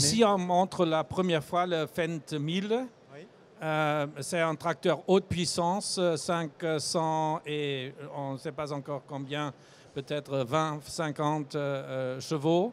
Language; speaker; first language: French; non-native, fluent; German